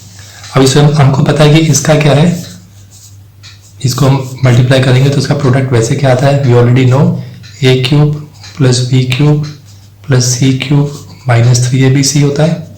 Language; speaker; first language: Hindi; native; Hindi